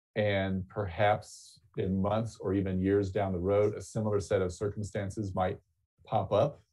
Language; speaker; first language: English; native; English